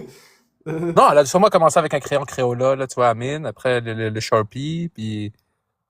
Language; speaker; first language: French; native; French